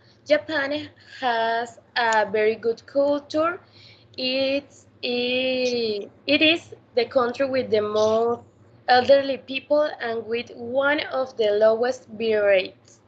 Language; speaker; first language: English; non-native, learner; Spanish